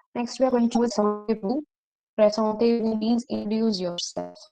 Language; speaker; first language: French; non-native, learner; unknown